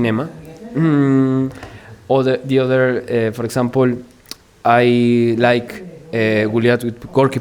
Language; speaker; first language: English; non-native, learner; Spanish